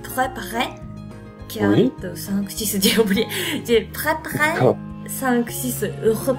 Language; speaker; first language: French; non-native, learner; Japanese